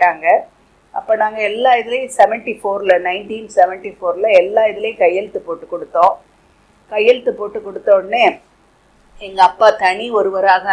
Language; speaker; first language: Tamil; native; Tamil